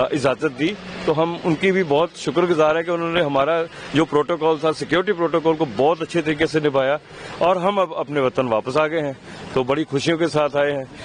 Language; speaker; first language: Urdu; non-native, local second language; Punjabi